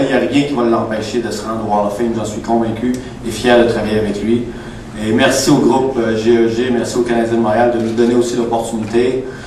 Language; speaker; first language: French; native; French